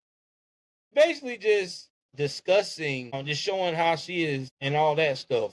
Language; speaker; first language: English; native; English